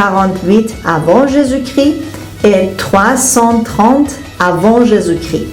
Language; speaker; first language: French; non-native, fluent; Persian